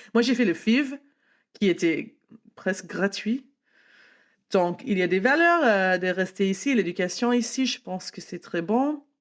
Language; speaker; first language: French; non-native, fluent; English